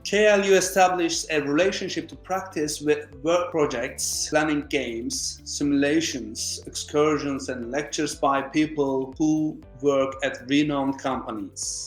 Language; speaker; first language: English; non-native, fluent; Turkish